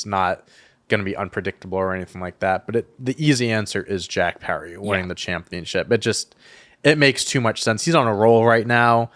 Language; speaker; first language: English; native; English